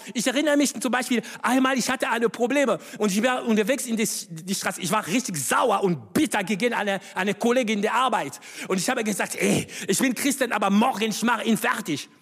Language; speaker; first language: German; non-native, fluent; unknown